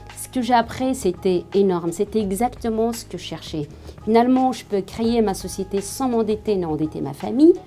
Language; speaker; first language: French; non-native, local second language; Arabic